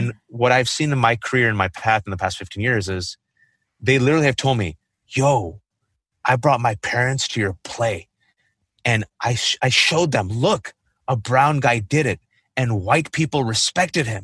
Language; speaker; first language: English; native; English